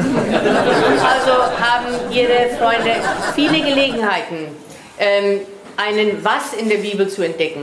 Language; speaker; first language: German; native; German